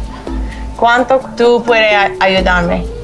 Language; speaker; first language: Spanish; non-native, learner; English